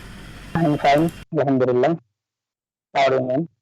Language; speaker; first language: English; non-native, learner; Bangla